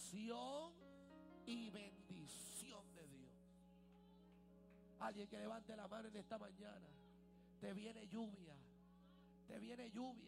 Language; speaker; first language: Spanish; native; Spanish